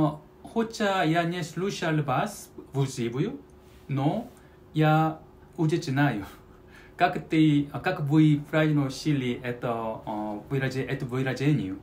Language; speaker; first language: Russian; non-native, learner; Korean